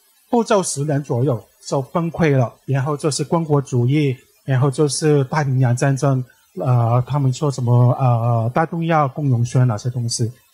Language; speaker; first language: Chinese; native; Chinese